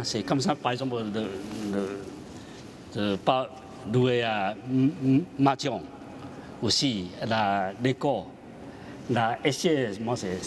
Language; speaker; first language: French; non-native, learner; Chinese